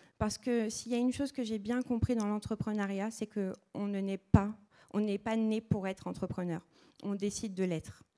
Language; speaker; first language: French; early bilingual, other home language; Portuguese